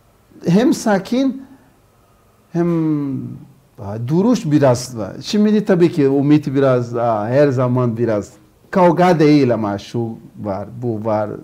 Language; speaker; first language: Turkish; non-native, learner; Portuguese